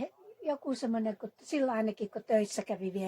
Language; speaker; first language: Finnish; native; Finnish